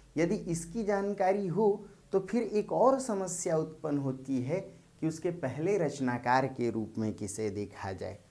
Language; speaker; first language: Hindi; native; Hindi